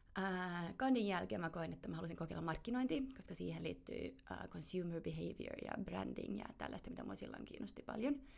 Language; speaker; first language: Finnish; non-native, fluent; German